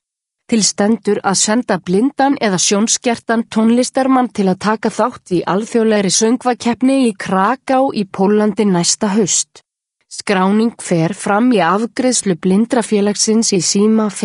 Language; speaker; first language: Icelandic; native; Icelandic